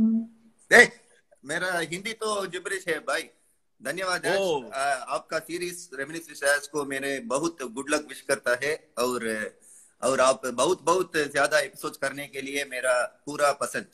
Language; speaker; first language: Hindi; non-native, local second language; Tamil